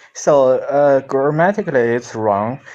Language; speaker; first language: English; non-native, learner; Chinese